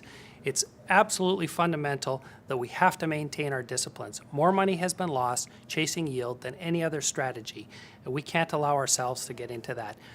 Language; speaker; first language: English; native; English